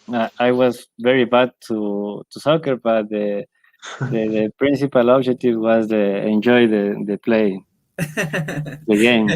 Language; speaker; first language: English; non-native, learner; Spanish